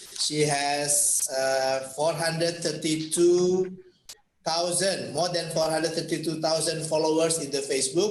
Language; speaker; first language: English; non-native, fluent; Indonesian